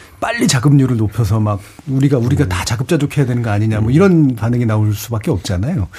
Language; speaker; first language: Korean; native; Korean